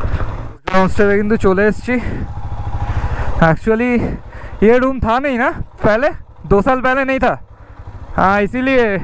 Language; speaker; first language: Hindi; non-native, local second language; Bangla